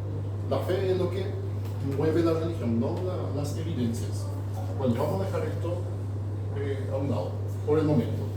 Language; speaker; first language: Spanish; non-native, fluent; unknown